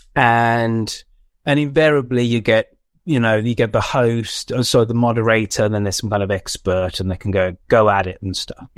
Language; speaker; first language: English; native; English